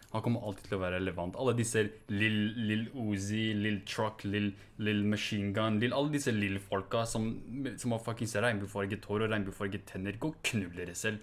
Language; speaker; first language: Norwegian; early bilingual, other home language; Arabic